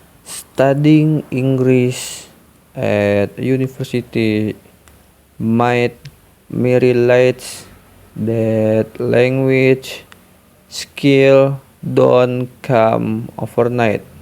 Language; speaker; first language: English; non-native, learner; Indonesian